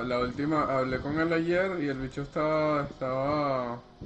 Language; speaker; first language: Spanish; native; Spanish